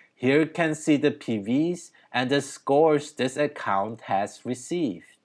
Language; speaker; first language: English; early bilingual, other home language; Thai